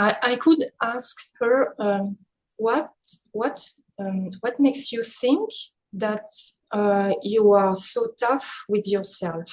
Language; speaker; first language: English; non-native, learner; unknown